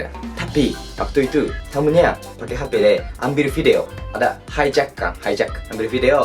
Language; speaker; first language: Indonesian; non-native, learner; Japanese